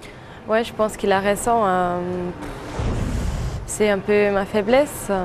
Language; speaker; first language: French; non-native, fluent; German